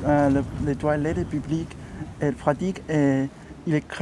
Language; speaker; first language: French; non-native, learner; Chinese